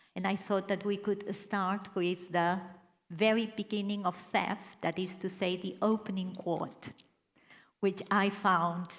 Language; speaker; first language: English; non-native, fluent; Catalan